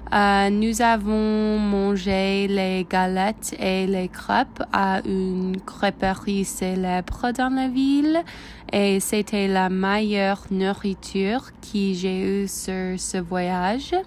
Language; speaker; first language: French; non-native, learner; English